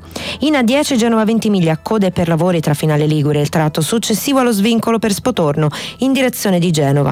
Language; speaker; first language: Italian; native; Italian